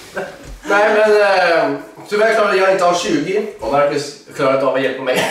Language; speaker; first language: Swedish; native; Swedish